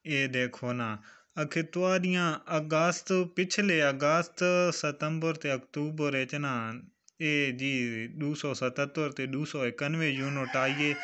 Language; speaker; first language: Punjabi; non-native, local second language; Saraiki